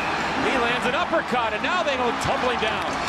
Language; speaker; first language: English; native; English